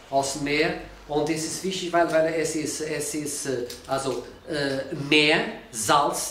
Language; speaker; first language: German; non-native, learner; Portuguese